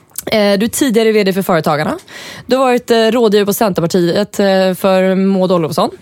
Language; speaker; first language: Swedish; native; Swedish